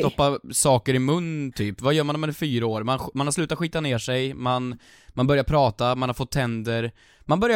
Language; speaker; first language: Swedish; native; Swedish